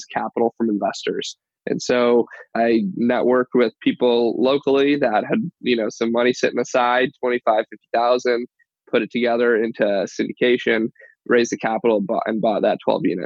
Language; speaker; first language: English; native; English